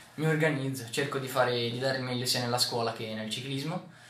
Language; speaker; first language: Italian; native; Italian